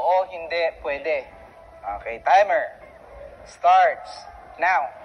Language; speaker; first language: Filipino; native; Filipino